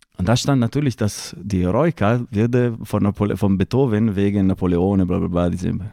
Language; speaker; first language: German; non-native, fluent; Italian